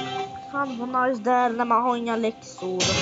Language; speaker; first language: Swedish; early bilingual, other home language; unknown